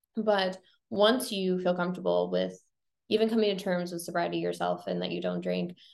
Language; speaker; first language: English; native; English